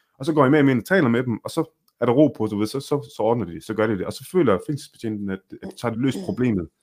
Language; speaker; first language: Danish; early bilingual, other home language; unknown